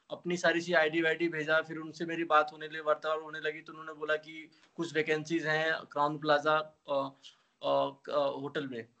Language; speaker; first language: Hindi; native; Hindi